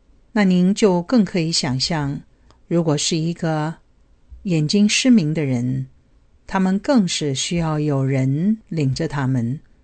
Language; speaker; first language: Chinese; native; Chinese